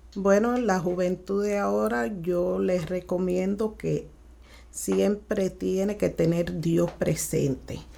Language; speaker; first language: Spanish; early bilingual, other home language; Haitian Creole